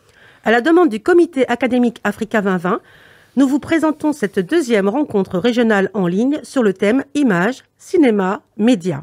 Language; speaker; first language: French; native; French